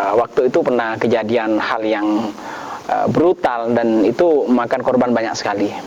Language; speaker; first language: Indonesian; non-native, local second language; Madurese